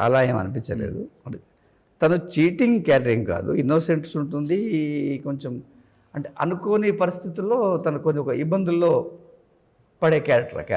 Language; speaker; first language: Telugu; native; Telugu